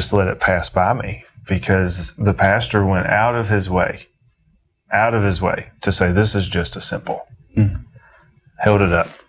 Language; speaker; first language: English; native; English